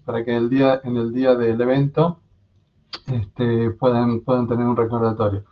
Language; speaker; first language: Spanish; native; Spanish